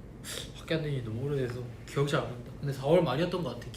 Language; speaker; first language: Korean; native; Korean